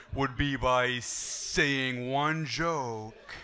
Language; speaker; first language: English; non-native, fluent; Arabic